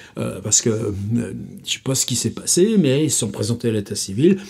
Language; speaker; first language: French; native; French